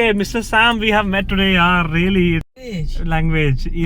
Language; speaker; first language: English; non-native, local second language; Hindi